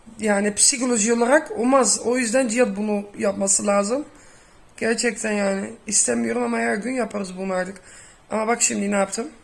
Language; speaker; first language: Turkish; early bilingual, heritage; Turkish